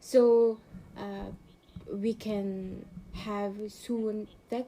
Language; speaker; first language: English; non-native, learner; Korean